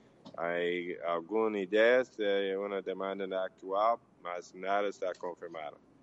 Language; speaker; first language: Portuguese; non-native, learner; English